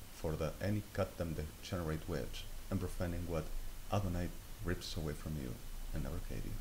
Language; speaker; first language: English; non-native, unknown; Spanish